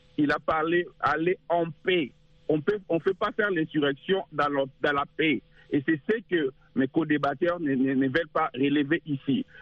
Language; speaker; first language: French; non-native, local second language; Lingala